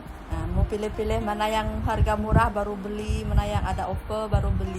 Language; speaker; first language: Malay; native; Malay